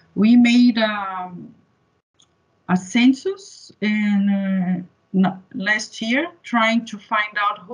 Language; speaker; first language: English; non-native, fluent; Portuguese